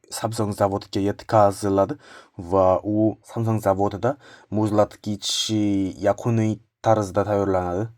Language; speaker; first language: Uzbek; non-native, learner; Korean